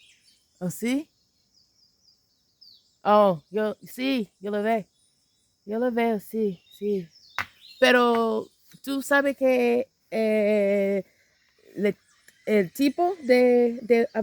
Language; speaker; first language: Spanish; non-native, learner; English